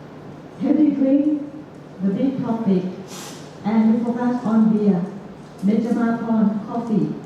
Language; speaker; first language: English; non-native, fluent; Thai